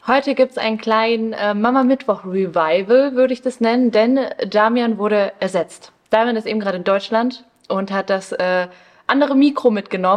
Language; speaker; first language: German; early bilingual, other home language; Spanish